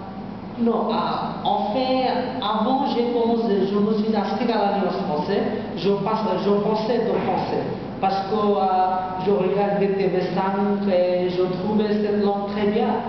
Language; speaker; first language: French; non-native, learner; Bangla